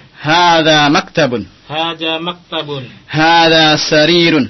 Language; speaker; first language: Arabic; non-native, fluent; Indonesian